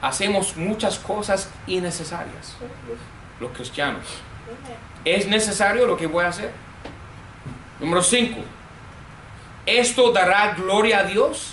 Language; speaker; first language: Spanish; non-native, fluent; English